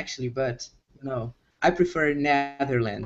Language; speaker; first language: English; non-native, learner; Portuguese